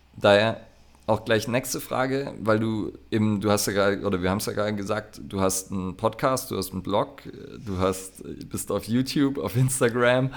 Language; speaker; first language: German; native; German